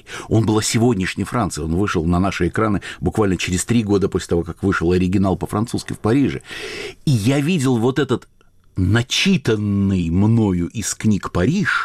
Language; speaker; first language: Russian; native; Russian